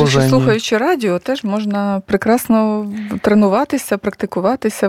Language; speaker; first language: Ukrainian; native; Ukrainian